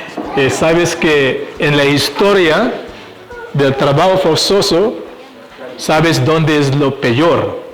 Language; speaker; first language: Spanish; non-native, fluent; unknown